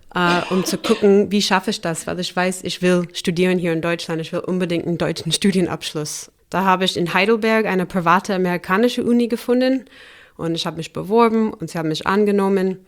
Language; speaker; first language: German; non-native, fluent; English